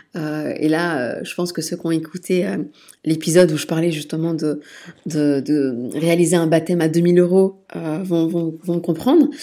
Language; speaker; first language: French; native; French